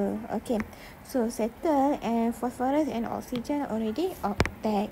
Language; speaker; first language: English; non-native, local second language; Malay